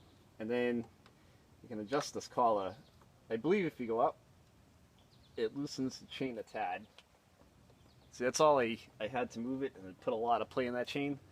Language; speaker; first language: English; native; English